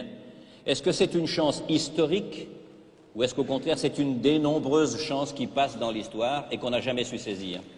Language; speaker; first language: French; native; French